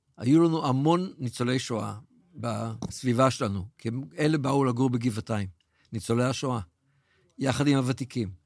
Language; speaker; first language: Hebrew; native; Hebrew